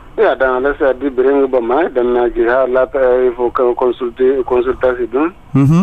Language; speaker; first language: Dutch; non-native, learner; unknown